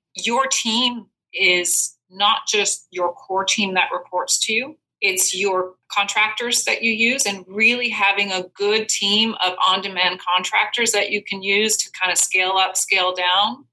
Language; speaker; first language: English; non-native, fluent; Dutch